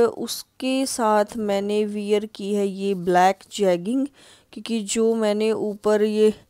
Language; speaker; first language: Hindi; native; Hindi